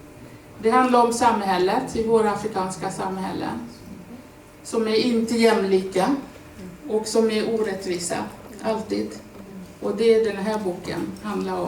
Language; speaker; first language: Swedish; non-native, fluent; Swahili